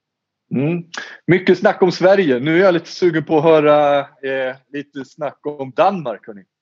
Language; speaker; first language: Swedish; native; Swedish